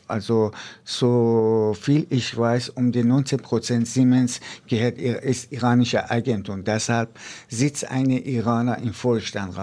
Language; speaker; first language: German; non-native, fluent; Persian